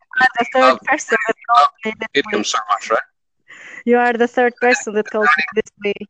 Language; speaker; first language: English; non-native, learner; Albanian